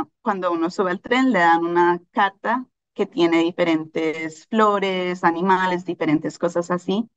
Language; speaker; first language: Spanish; early bilingual, heritage; Spanish